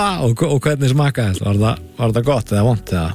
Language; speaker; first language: Icelandic; native; Icelandic